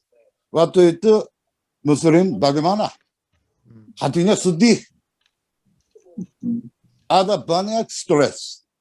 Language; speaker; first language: Indonesian; non-native, learner; Japanese